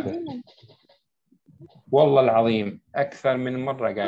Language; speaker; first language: Arabic; native; Arabic